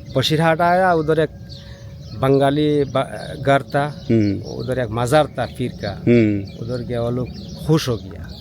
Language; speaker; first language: Hindi; non-native, learner; Bangla